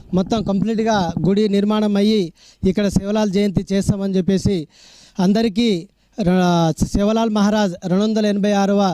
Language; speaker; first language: Telugu; non-native, local second language; Lambadi